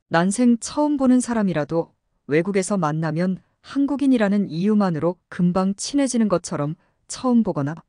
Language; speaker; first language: Korean; native; Korean